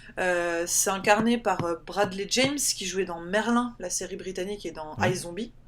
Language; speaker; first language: French; native; French